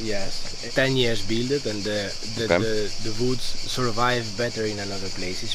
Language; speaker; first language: English; non-native, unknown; Albanian